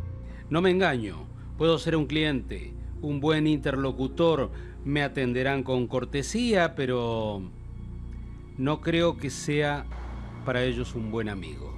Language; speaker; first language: Spanish; native; Spanish